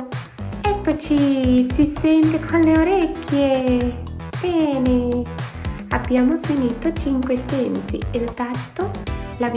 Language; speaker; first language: Italian; non-native, fluent; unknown